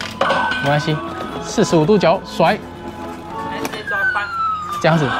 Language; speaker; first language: Chinese; native; Chinese